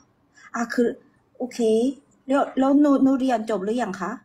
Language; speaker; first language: Thai; non-native, fluent; Korean